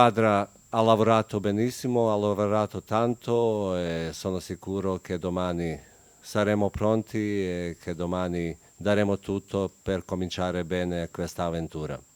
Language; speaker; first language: Italian; non-native, fluent; French